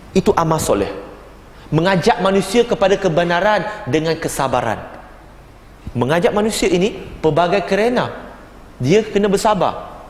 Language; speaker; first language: Malay; non-native, local second language; Chinese